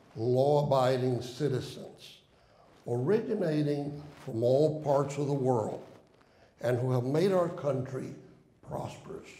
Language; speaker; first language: English; non-native, fluent; Spanish